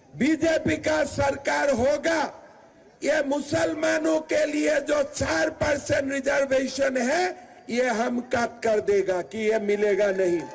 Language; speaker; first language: Hindi; non-native, local second language; Assamese